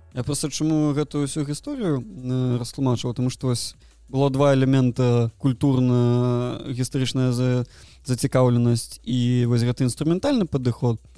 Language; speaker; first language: Belarusian; non-native, local second language; Russian